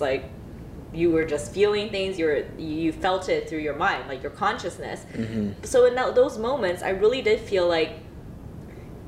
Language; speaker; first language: English; native; English